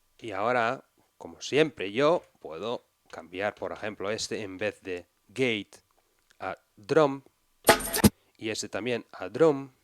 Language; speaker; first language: Spanish; non-native, fluent; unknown